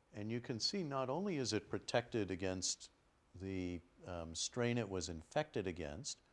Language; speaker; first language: English; native; English